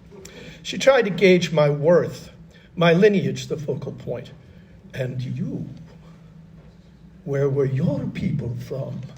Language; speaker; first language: English; native; English